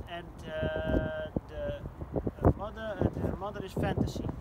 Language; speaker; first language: English; non-native, fluent; Dutch